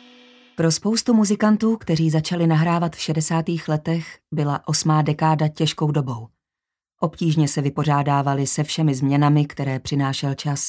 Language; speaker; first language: Czech; native; Czech